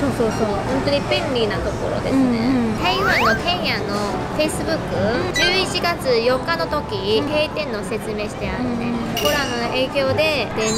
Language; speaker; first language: Japanese; non-native, fluent; Chinese